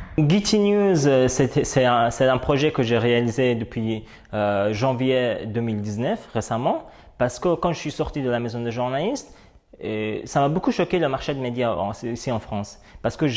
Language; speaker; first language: French; non-native, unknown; Persian